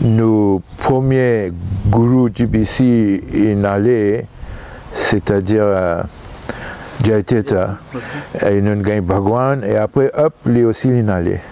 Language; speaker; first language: French; non-native, local second language; Morisyen